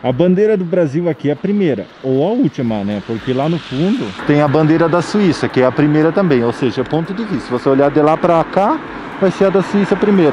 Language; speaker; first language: Portuguese; native; Portuguese